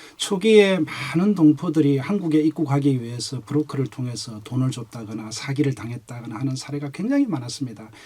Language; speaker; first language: Korean; native; Korean